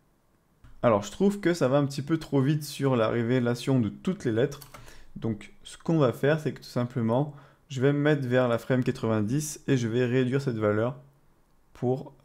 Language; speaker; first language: French; native; French